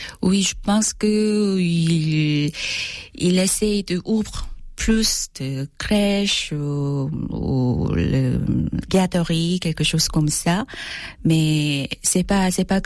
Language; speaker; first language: French; non-native, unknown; Korean